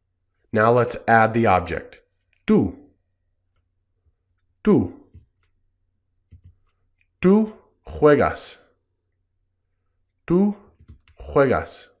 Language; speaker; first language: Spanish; non-native, fluent; English